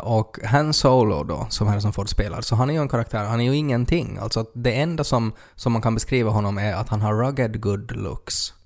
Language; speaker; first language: Swedish; native; Swedish